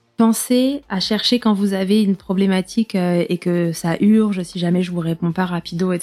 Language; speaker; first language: French; native; French